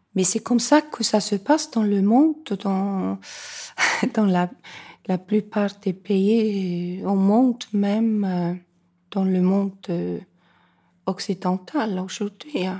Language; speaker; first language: French; non-native, fluent; Icelandic